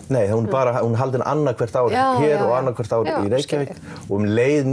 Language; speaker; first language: Icelandic; native; Icelandic